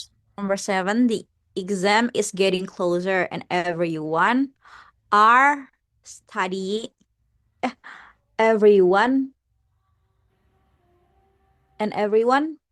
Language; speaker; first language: English; non-native, learner; Indonesian